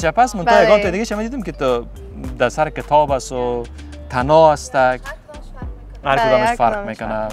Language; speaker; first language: Persian; native; Persian